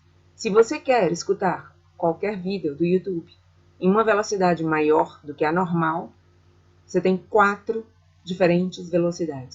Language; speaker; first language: Portuguese; non-native, fluent; Spanish